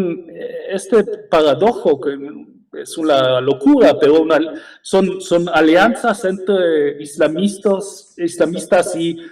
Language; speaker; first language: Spanish; non-native, fluent; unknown